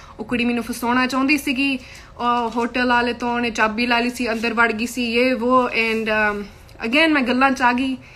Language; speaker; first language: Punjabi; early bilingual, heritage; Punjabi